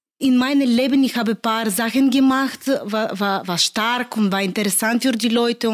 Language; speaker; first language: German; non-native, learner; Bulgarian